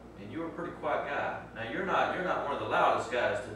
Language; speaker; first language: English; native; English